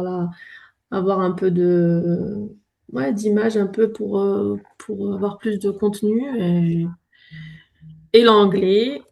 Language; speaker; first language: French; native; French